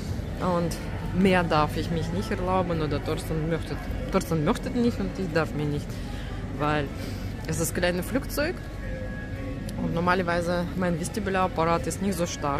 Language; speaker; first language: German; non-native, learner; Russian